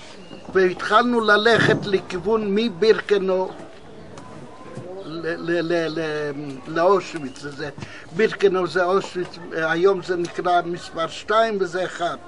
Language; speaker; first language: Hebrew; non-native, fluent; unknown